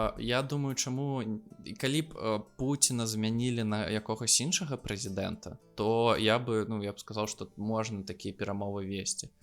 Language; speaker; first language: Belarusian; non-native, local second language; Russian